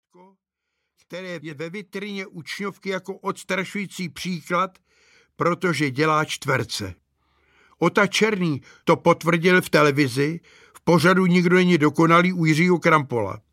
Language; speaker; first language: Czech; native; Czech